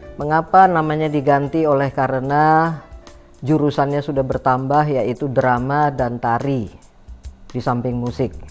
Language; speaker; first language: Indonesian; native; Indonesian